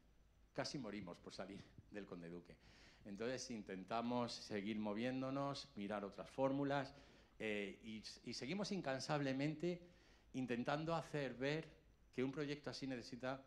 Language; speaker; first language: Spanish; native; Spanish